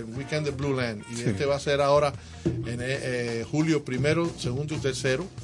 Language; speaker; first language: Spanish; native; Spanish